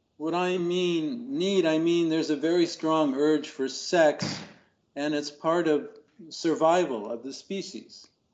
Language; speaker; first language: English; native; English